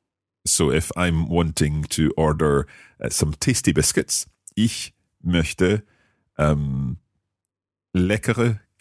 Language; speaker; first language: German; non-native, learner; English